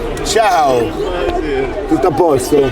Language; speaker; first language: Italian; native; Italian